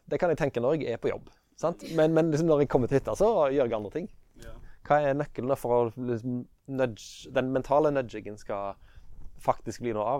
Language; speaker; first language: Norwegian; native; Norwegian